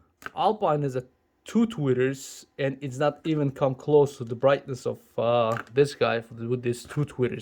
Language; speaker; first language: English; non-native, local second language; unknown